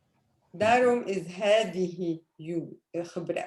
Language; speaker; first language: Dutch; non-native, fluent; Arabic